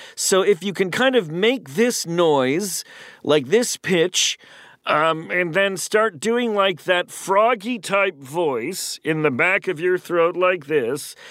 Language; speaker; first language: English; native; English